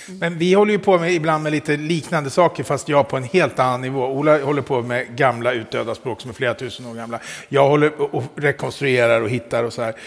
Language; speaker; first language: Swedish; native; Swedish